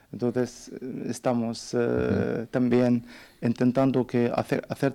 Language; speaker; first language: Spanish; non-native, learner; Arabic